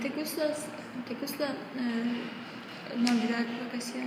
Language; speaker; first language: Spanish; non-native, learner; Azerbaijani